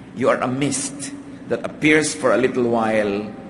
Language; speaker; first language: English; non-native, local second language; Filipino